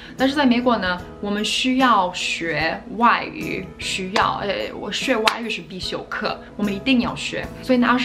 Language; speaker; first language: Chinese; non-native, fluent; English